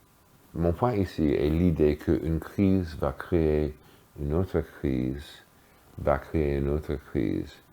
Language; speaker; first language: French; non-native, fluent; English